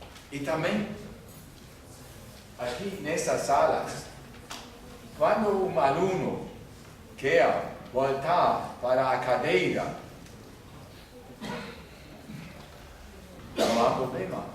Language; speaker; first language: Portuguese; non-native, fluent; German